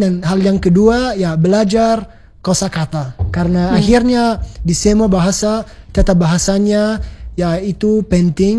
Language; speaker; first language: Indonesian; non-native, fluent; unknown